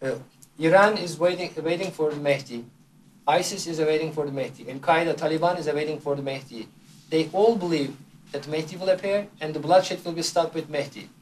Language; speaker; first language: English; non-native, fluent; Turkish